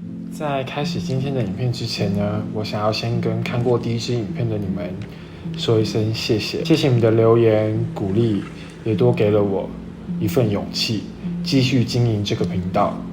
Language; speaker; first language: Chinese; native; Chinese